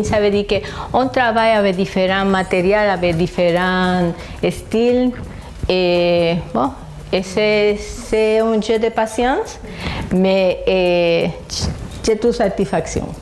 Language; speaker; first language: French; non-native, fluent; Spanish